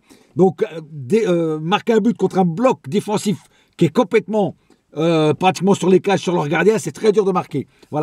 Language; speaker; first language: French; native; French